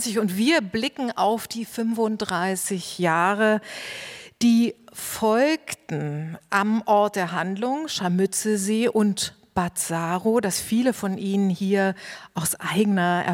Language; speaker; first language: German; native; German